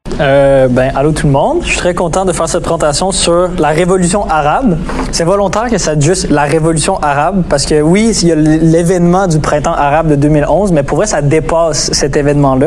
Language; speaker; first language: French; native; French